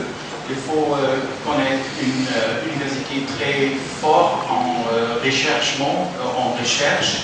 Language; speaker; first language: French; non-native, fluent; German